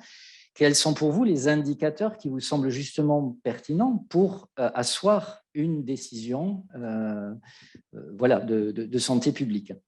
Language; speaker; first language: French; native; French